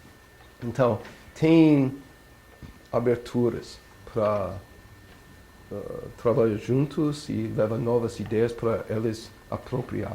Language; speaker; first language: Portuguese; non-native, learner; English